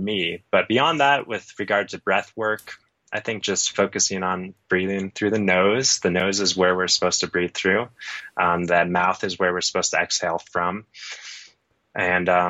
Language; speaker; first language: English; native; English